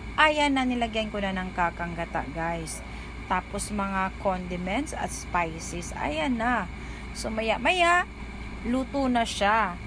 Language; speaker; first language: Filipino; non-native, local second language; Cebuano